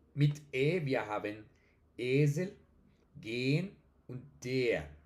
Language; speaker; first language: German; non-native, learner; Spanish